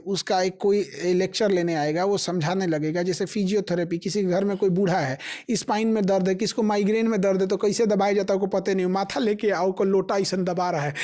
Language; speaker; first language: Hindi; native; Hindi